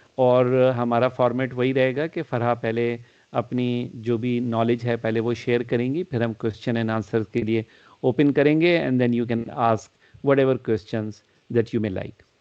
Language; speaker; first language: Urdu; native; Urdu